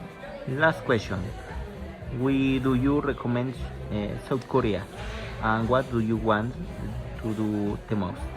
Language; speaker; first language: English; non-native, learner; Spanish